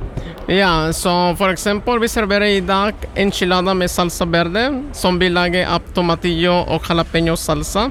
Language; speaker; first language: Norwegian; non-native, learner; Spanish